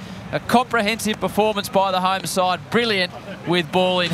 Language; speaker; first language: English; native; English